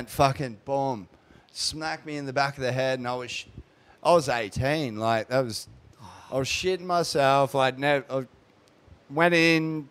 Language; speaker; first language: English; native; English